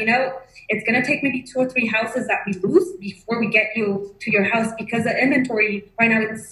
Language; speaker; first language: English; non-native, fluent; Spanish